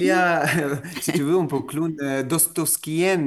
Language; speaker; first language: French; non-native, fluent; Russian